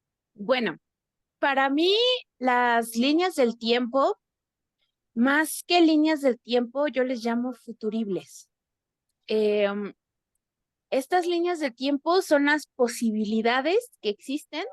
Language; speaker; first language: Spanish; native; Spanish